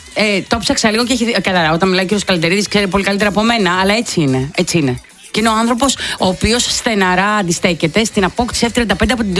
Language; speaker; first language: Greek; native; Greek